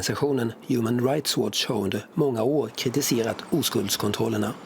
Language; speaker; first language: Swedish; native; Swedish